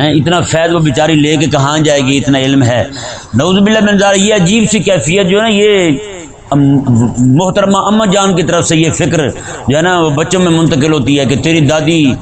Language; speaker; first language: Urdu; non-native, local second language; Punjabi